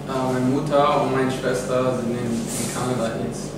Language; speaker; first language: German; non-native, fluent; Spanish